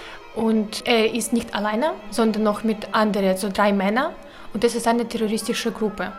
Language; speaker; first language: German; non-native, learner; Ukrainian